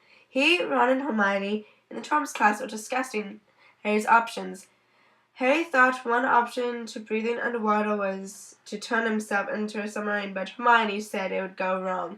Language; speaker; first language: English; native; English